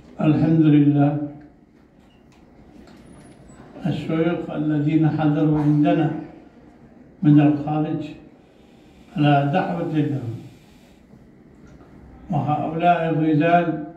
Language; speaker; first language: Arabic; non-native, fluent; Urdu